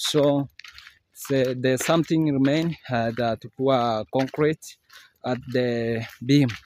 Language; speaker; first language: English; non-native, learner; Swahili